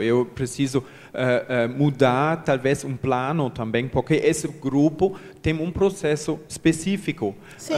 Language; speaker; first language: Portuguese; non-native, learner; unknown